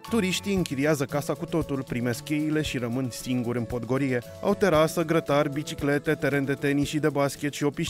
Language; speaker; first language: Romanian; native; Romanian